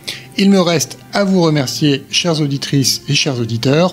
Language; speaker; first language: French; native; French